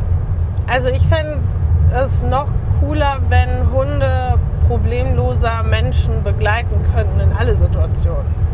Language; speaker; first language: German; native; German